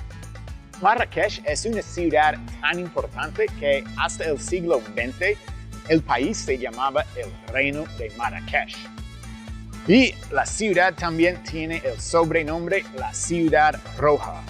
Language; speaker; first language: Spanish; non-native, fluent; English